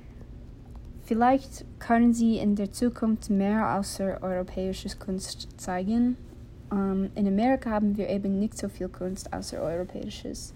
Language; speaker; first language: German; non-native, learner; English